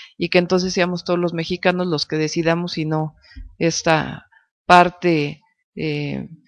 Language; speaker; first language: Spanish; native; Spanish